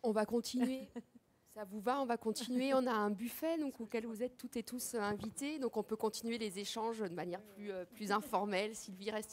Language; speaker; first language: French; native; French